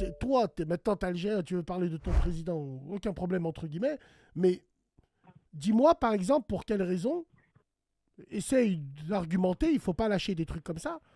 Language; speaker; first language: French; early bilingual, other home language; Arabic